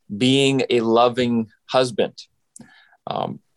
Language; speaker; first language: English; native; English